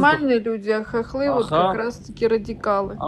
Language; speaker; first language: Russian; native; Russian